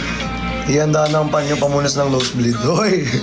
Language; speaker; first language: Filipino; native; Filipino